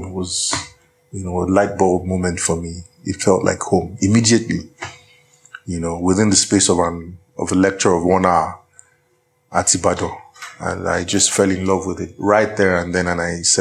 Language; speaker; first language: English; non-native, local second language; Yoruba